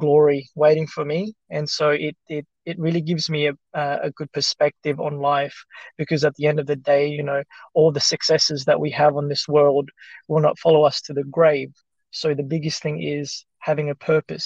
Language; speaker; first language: English; early bilingual, other home language; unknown